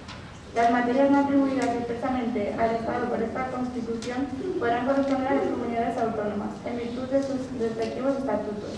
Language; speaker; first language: Spanish; native; Spanish